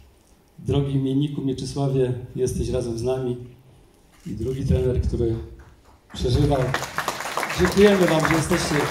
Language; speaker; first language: Polish; native; Polish